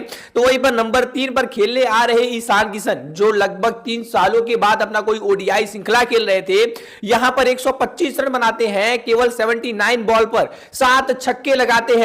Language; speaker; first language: Hindi; native; Hindi